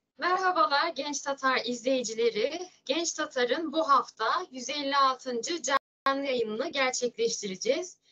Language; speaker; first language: Turkish; native; Turkish